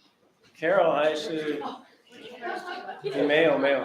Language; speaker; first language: Chinese; early bilingual, heritage; Chinese